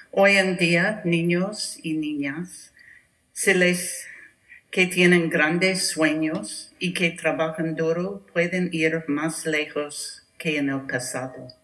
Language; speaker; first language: Spanish; non-native, learner; English